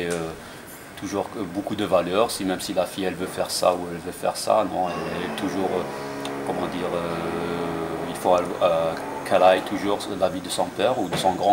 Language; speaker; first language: French; non-native, fluent; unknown